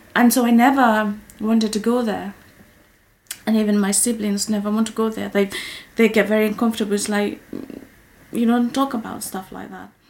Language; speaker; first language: English; non-native, local second language; Kikuyu